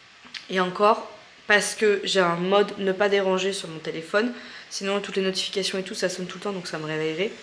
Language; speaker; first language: French; native; French